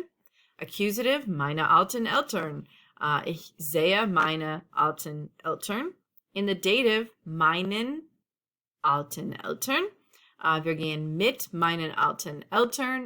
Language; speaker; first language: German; non-native, fluent; English